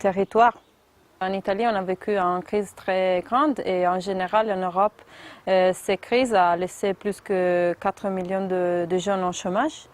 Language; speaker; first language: French; non-native, fluent; Italian